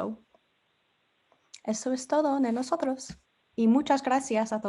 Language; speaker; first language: Spanish; non-native, fluent; English